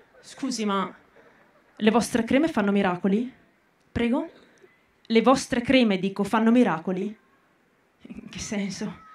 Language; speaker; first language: Italian; native; Italian